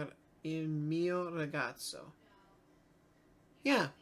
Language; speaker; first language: Italian; non-native, learner; English